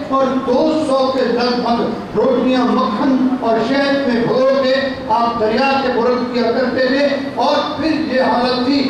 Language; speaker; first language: Urdu; non-native, local second language; Punjabi